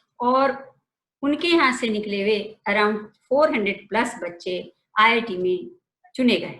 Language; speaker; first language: Hindi; native; Hindi